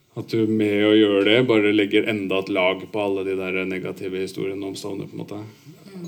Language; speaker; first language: Norwegian; early bilingual, other home language; Urdu